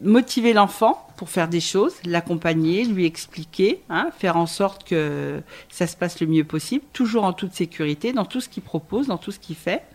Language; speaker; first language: French; native; French